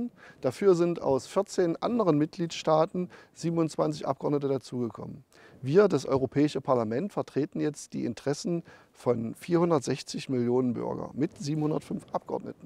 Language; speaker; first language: German; native; German